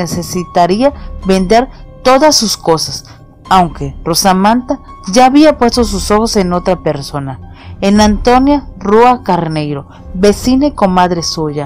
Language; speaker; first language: Spanish; native; Spanish